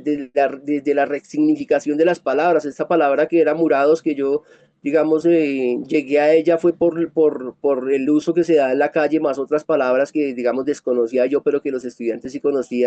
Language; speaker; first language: Spanish; native; Spanish